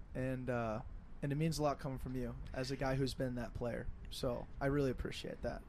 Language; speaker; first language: English; native; English